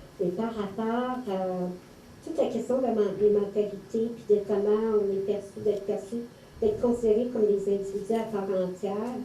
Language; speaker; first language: French; native; French